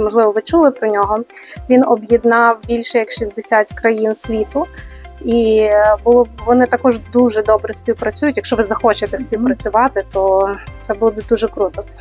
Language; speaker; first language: Ukrainian; native; Ukrainian